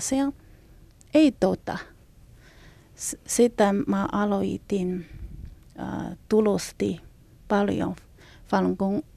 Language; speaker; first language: Finnish; non-native, learner; Chinese